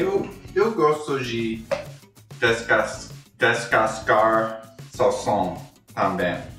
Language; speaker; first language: Portuguese; non-native, learner; English